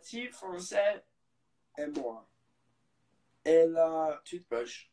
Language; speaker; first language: French; non-native, learner; English